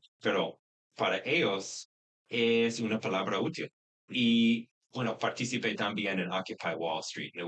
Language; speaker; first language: Spanish; non-native, fluent; English